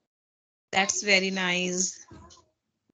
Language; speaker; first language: English; non-native, learner; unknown